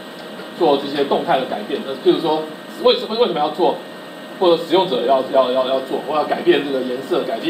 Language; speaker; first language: Chinese; native; Chinese